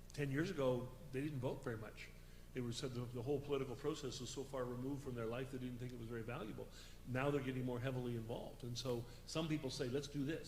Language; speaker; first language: English; native; English